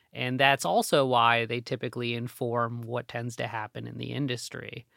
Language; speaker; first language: English; early bilingual, other home language; Hindi